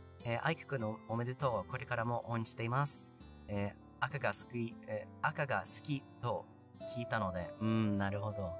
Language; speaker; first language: Japanese; non-native, learner; English